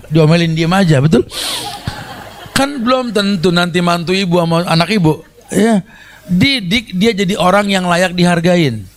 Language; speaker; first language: Indonesian; native; Indonesian